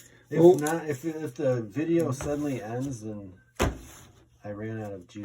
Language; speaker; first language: English; native; English